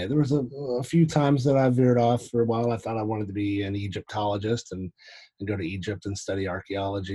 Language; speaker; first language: English; native; English